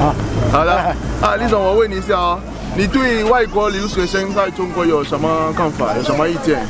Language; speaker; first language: Chinese; non-native, fluent; French